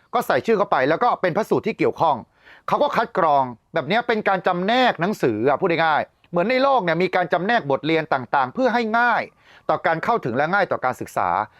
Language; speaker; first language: Thai; native; Thai